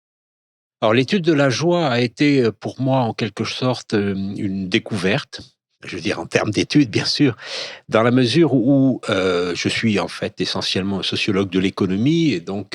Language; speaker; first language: French; native; French